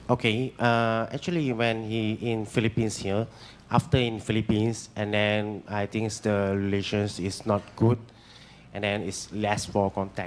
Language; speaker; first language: English; non-native, learner; Chinese